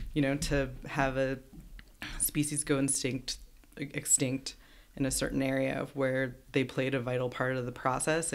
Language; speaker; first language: English; native; English